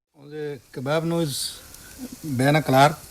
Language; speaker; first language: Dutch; non-native, learner; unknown